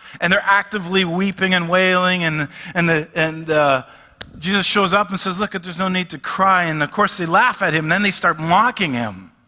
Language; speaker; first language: English; native; English